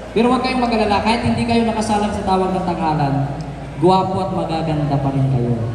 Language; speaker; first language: Filipino; non-native, local second language; Waray